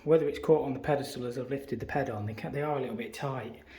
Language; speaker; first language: English; native; English